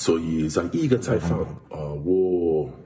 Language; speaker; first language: Chinese; non-native, learner; English